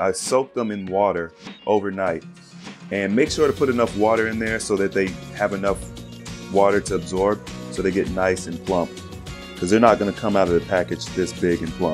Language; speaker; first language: English; native; English